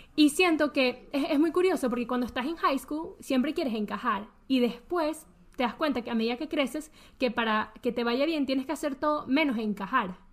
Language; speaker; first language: Spanish; early bilingual, heritage; Spanish